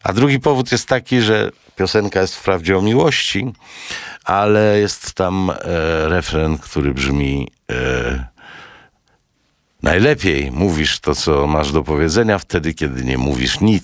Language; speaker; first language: Polish; native; Polish